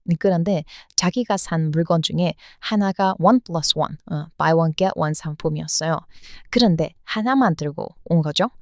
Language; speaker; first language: Korean; non-native, fluent; English